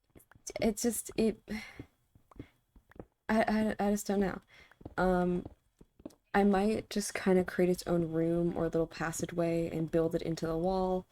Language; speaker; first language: English; native; English